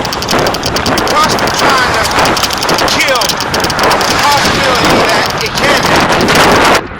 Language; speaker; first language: English; native; English